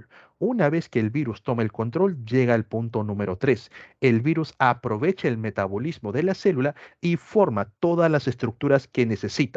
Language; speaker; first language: Spanish; native; Spanish